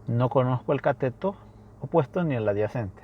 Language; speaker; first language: Spanish; native; Spanish